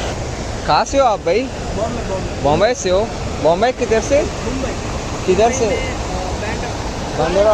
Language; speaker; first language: Hindi; non-native, learner; Persian